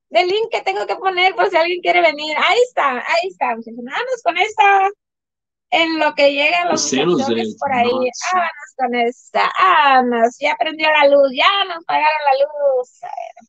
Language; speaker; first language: Spanish; native; Spanish